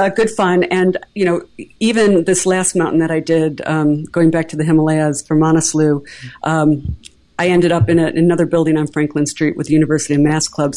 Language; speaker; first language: English; native; English